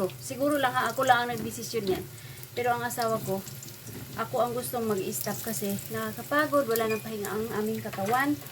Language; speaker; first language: Filipino; non-native, local second language; Cebuano